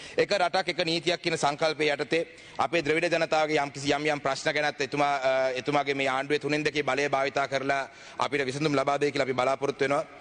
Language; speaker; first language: Sinhala; non-native, local second language; Tamil